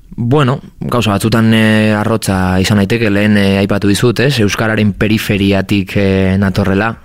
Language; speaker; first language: Basque; non-native, local second language; Spanish